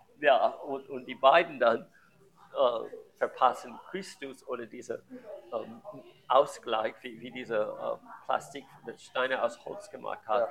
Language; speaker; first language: German; non-native, learner; English